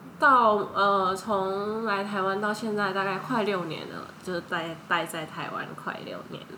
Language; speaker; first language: Chinese; early bilingual, heritage; Chinese